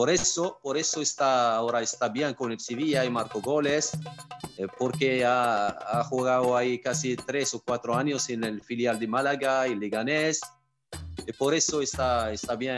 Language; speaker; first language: Spanish; non-native, fluent; Arabic